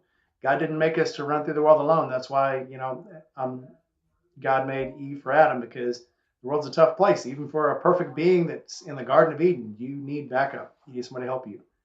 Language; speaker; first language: English; native; English